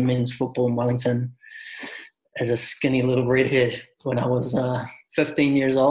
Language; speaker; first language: English; native; English